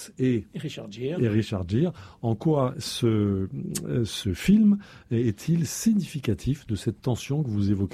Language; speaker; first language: French; native; French